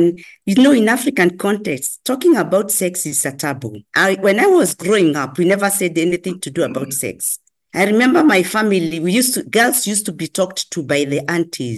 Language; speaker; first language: English; non-native, local second language; Kikuyu